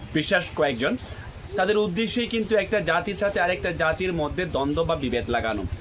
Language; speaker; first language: Bangla; non-native, local second language; Chakma